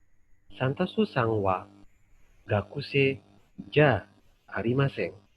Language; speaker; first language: Japanese; non-native, fluent; Indonesian